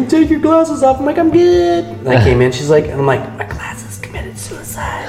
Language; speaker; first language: English; native; English